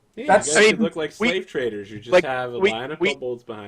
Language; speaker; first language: English; native; English